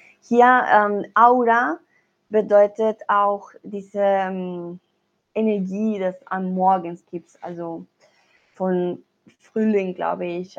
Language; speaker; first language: German; non-native, learner; Spanish